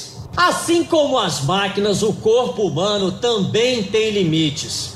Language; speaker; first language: Portuguese; native; Portuguese